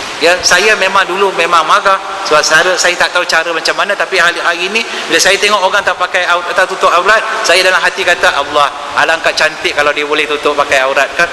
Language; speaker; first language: Malay; non-native, local second language; Tamil